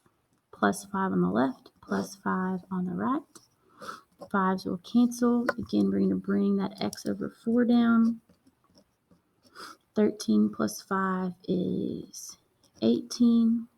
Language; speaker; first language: English; native; English